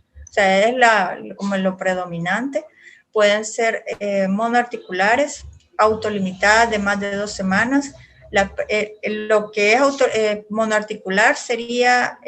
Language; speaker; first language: Spanish; native; Spanish